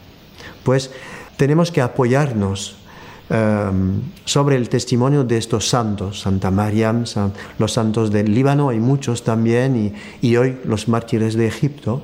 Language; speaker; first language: Spanish; non-native, fluent; French